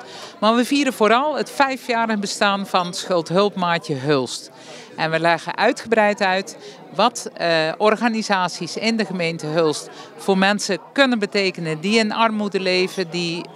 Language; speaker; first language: Dutch; native; Dutch